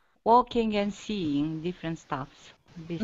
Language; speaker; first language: English; non-native, learner; Romanian